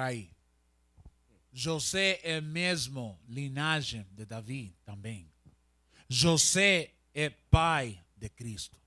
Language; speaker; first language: Portuguese; non-native, learner; Spanish